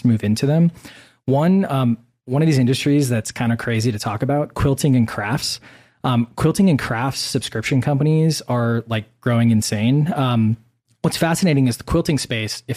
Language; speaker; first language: English; native; English